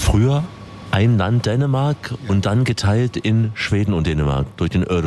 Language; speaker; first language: German; native; German